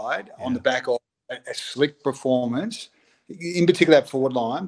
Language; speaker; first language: English; native; English